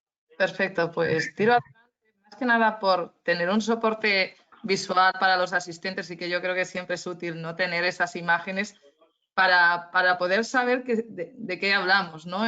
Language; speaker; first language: Spanish; native; Spanish